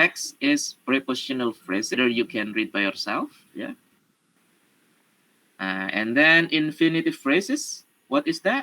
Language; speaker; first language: English; non-native, learner; Indonesian